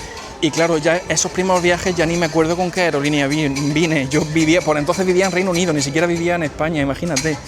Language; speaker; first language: Spanish; native; Spanish